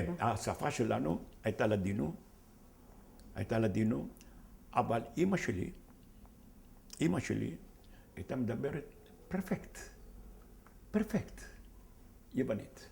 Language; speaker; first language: Hebrew; non-native, fluent; Ladino